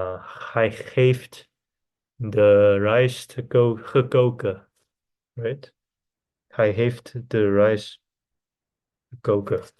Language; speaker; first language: Dutch; non-native, learner; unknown